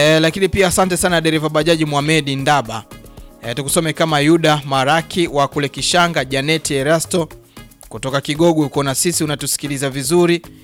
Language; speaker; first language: Swahili; native; Swahili